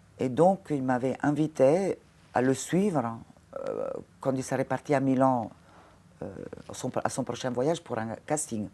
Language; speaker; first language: French; non-native, fluent; Italian